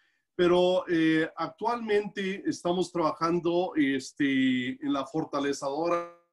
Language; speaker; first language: Spanish; non-native, local second language; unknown